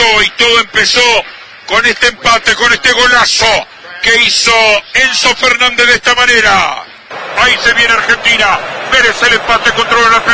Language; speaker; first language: Spanish; native; Spanish